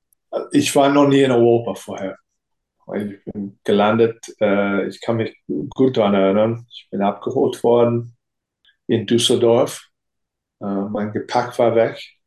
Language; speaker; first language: German; non-native, fluent; English